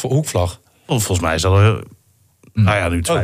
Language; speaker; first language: Dutch; native; Dutch